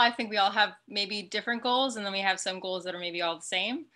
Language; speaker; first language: English; native; English